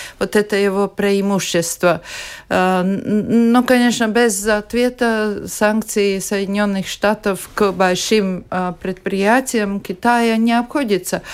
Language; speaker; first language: Russian; non-native, local second language; Latvian